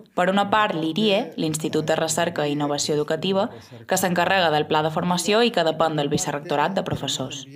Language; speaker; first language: Catalan; native; Catalan